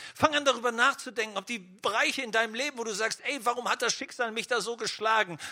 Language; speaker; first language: German; native; German